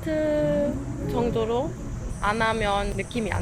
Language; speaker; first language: Korean; non-native, fluent; German